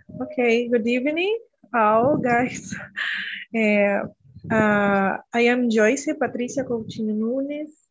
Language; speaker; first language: English; non-native, learner; Portuguese